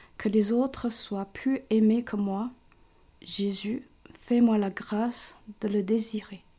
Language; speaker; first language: French; non-native, fluent; Chinese